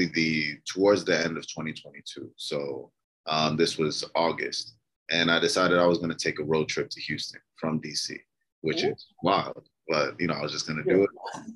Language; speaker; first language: English; native; English